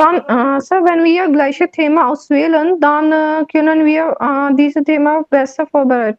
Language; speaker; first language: German; non-native, learner; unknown